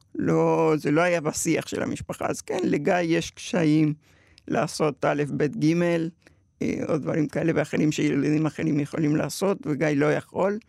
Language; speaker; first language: Hebrew; early bilingual, other home language; Spanish